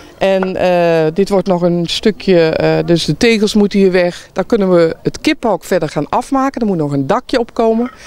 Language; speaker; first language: Dutch; native; Dutch